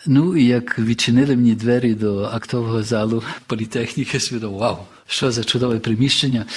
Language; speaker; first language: Ukrainian; early bilingual, heritage; Ukrainian